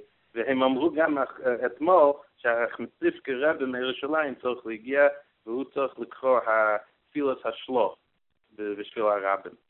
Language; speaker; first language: Hebrew; non-native, learner; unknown